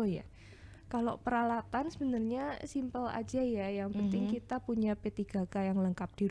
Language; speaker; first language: Indonesian; native; Indonesian